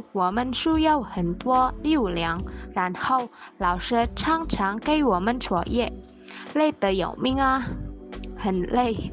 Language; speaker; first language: Chinese; non-native, learner; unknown